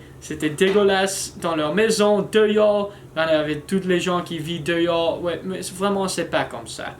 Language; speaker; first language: French; non-native, learner; English